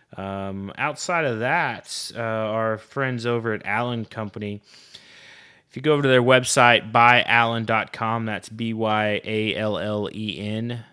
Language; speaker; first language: English; native; English